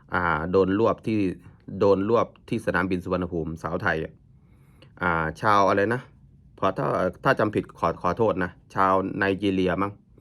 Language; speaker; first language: Thai; native; Thai